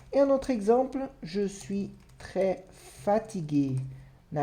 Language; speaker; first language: French; non-native, fluent; Portuguese